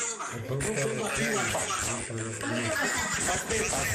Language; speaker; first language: Italian; non-native, learner; Albanian